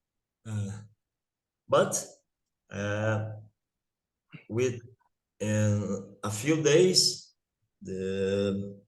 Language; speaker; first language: English; non-native, learner; Portuguese